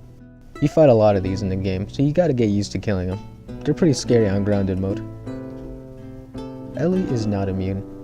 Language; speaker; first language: English; native; English